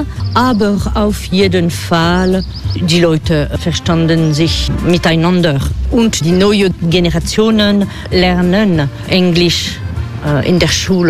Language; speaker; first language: German; non-native, fluent; French